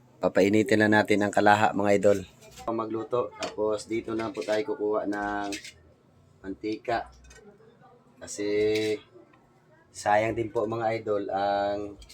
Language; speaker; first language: Filipino; non-native, local second language; Cebuano